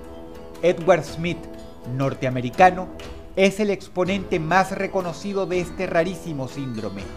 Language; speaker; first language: Spanish; native; Spanish